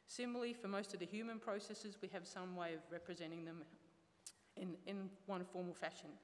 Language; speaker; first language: English; native; English